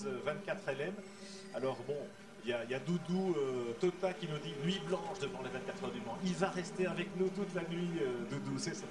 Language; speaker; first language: French; native; French